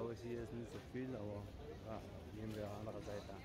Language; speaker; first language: German; non-native, learner; Persian